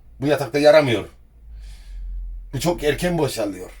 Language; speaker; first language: Turkish; early bilingual, heritage; Turkish